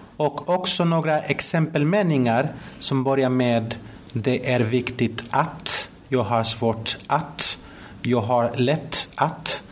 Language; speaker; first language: Swedish; non-native, fluent; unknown